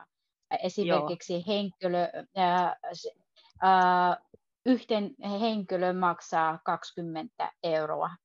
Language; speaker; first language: Finnish; non-native, learner; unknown